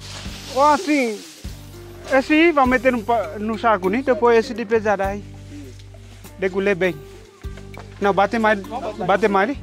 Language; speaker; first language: Portuguese; non-native, learner; Vietnamese